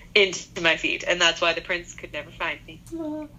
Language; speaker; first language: English; native; English